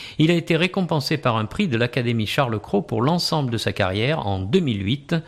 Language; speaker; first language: French; native; French